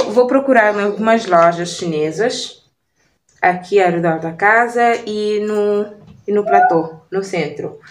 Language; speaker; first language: Portuguese; non-native, local second language; Kabuverdianu